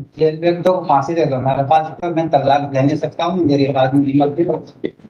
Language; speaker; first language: Hindi; native; Hindi